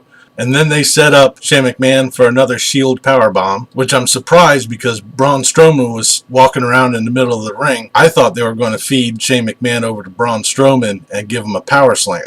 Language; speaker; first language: English; native; English